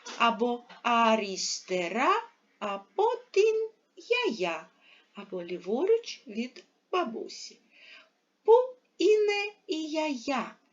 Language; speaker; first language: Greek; non-native, fluent; Ukrainian